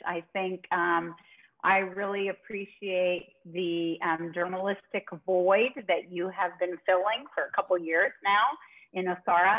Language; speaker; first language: English; native; English